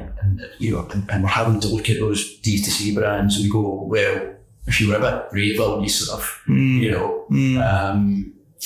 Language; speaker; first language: English; native; English